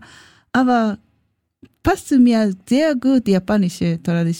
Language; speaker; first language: German; non-native, learner; Japanese